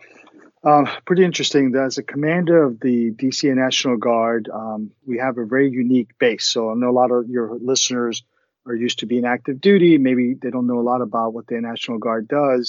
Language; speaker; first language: English; early bilingual, other home language; Spanish